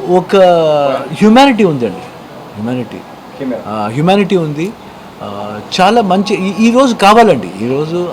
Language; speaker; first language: Telugu; non-native, learner; Kannada